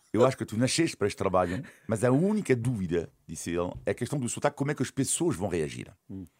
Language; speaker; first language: Portuguese; non-native, fluent; French